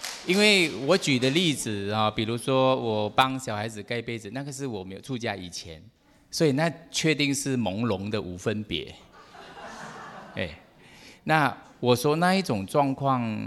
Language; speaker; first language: Chinese; native; Chinese